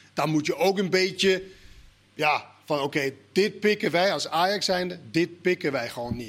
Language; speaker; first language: Dutch; non-native, fluent; Danish